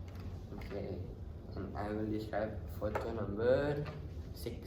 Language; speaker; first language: English; non-native, learner; Indonesian